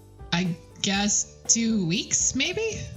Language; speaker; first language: English; native; English